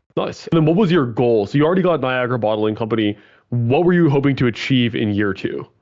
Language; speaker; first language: English; native; English